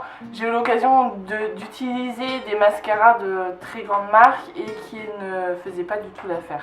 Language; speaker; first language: French; native; French